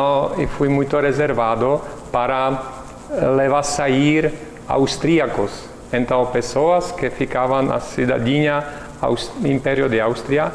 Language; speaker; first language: Portuguese; non-native, learner; Czech